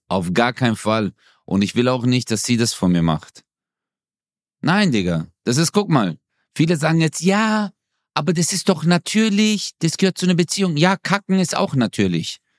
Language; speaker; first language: German; early bilingual, other home language; Turkish